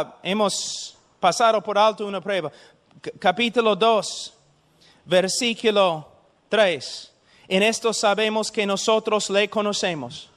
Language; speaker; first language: Spanish; non-native, fluent; English